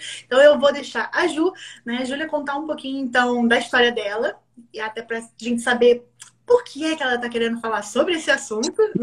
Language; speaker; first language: Portuguese; native; Portuguese